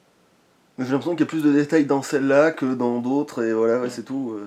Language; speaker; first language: French; native; French